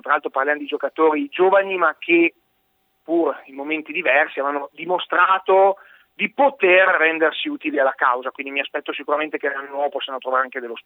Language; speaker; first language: Italian; native; Italian